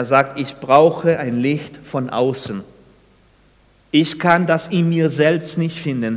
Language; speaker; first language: German; non-native, fluent; Spanish